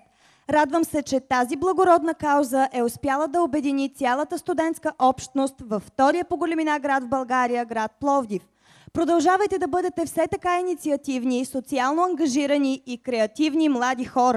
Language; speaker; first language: Bulgarian; native; Bulgarian